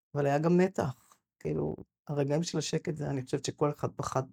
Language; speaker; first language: Hebrew; native; Hebrew